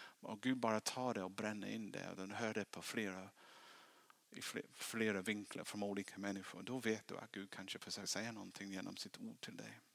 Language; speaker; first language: Swedish; non-native, fluent; English